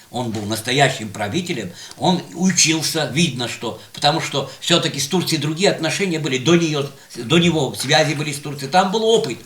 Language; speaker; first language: Russian; non-native, local second language; Abkhazian